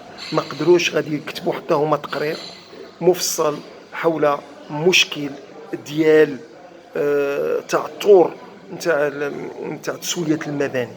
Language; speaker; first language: Arabic; native; Arabic